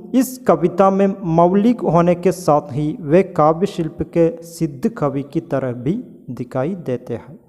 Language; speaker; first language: Hindi; non-native, local second language; Malayalam